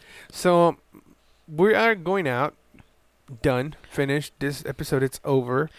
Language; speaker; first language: English; non-native, fluent; Spanish